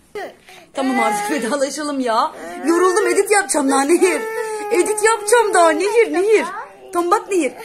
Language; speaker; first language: Turkish; native; Turkish